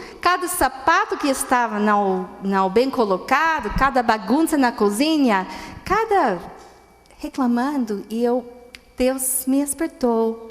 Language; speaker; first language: Portuguese; non-native, fluent; English